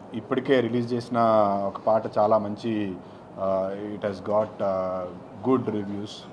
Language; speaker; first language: Telugu; native; Telugu